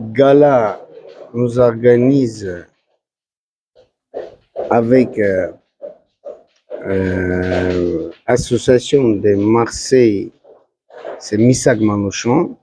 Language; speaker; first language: French; non-native, learner; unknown